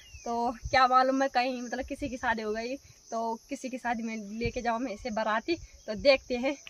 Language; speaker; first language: Hindi; non-native, local second language; Garhwali